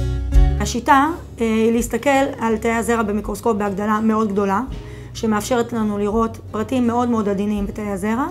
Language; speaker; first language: Hebrew; native; Hebrew